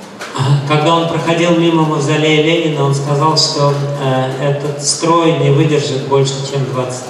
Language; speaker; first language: Russian; native; Russian